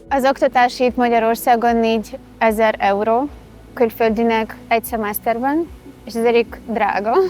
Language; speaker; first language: Hungarian; non-native, learner; Ukrainian